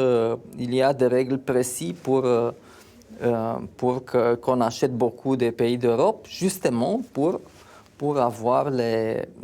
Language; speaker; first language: French; non-native, fluent; Romanian